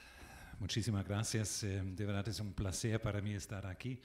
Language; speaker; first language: Spanish; non-native, fluent; German